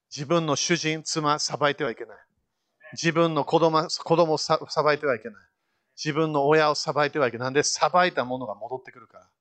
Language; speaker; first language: Japanese; native; Japanese